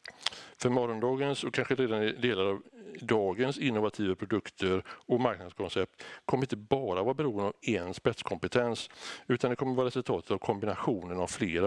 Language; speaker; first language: Swedish; native; Swedish